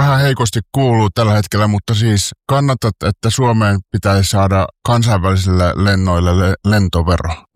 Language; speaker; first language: Finnish; native; Finnish